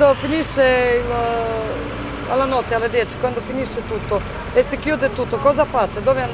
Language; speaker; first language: Italian; non-native, learner; Serbian